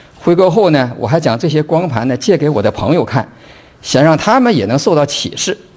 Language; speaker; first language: Chinese; native; Chinese